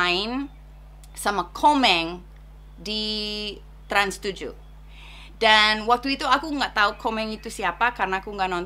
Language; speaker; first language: Indonesian; non-native, fluent; English